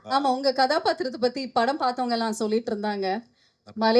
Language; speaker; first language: Tamil; native; Tamil